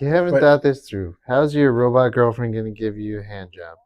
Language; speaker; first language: English; native; English